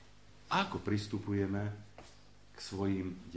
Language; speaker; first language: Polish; non-native, learner; Slovak